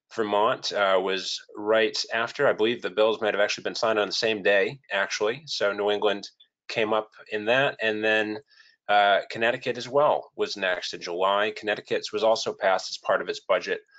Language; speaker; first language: English; native; English